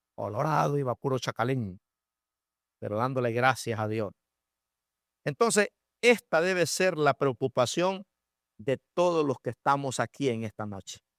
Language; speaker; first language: Spanish; native; Spanish